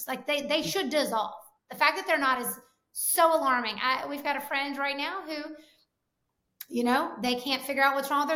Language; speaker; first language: English; native; English